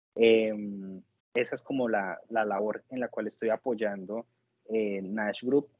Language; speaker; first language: Spanish; native; Spanish